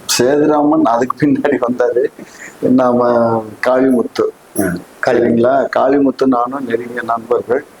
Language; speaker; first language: Tamil; non-native, local second language; Telugu